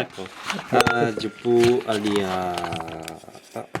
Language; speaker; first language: French; non-native, learner; Japanese